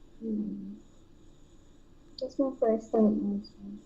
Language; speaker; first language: English; non-native, learner; Filipino